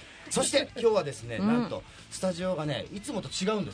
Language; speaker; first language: Japanese; native; Japanese